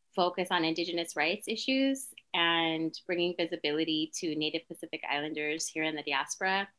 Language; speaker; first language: English; native; English